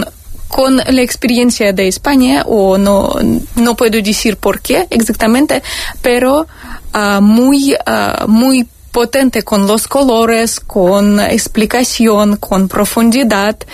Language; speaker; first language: Spanish; non-native, fluent; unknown